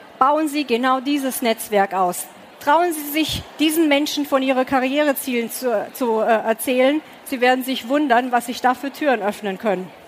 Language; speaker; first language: German; early bilingual, other home language; Romanian